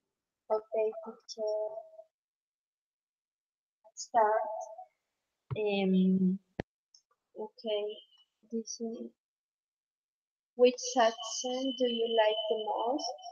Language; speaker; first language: English; non-native, learner; Spanish